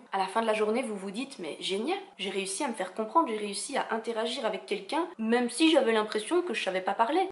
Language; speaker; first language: French; native; French